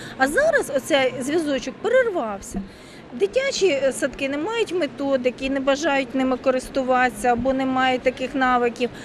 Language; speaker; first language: Ukrainian; native; Ukrainian